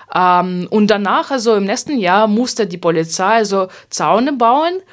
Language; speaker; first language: German; non-native, fluent; Hungarian